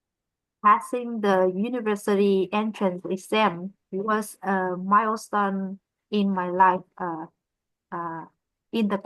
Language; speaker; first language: English; non-native, learner; Vietnamese